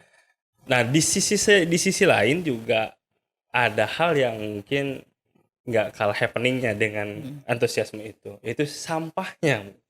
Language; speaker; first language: Indonesian; native; Indonesian